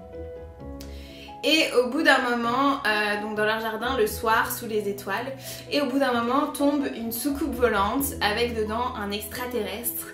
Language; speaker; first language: French; native; French